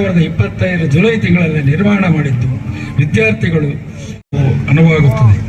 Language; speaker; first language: Kannada; native; Kannada